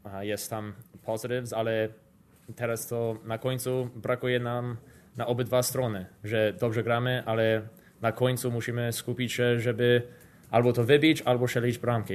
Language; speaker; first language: Polish; non-native, learner; English